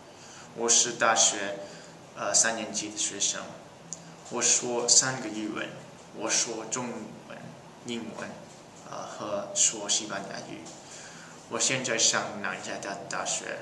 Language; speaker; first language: Chinese; non-native, learner; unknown